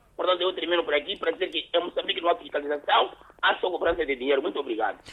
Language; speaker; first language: Portuguese; non-native, local second language; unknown